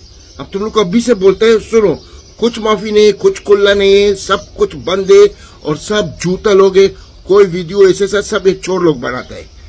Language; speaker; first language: Hindi; non-native, fluent; Arabic